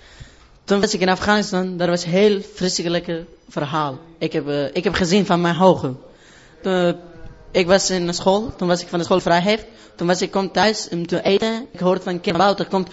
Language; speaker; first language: Dutch; non-native, learner; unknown